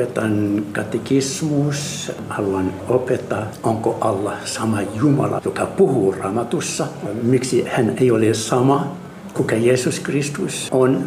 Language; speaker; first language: Finnish; non-native, learner; Arabic